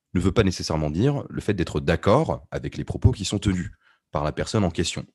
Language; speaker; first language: French; non-native, local second language; Arabic